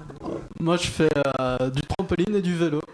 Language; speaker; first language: French; native; French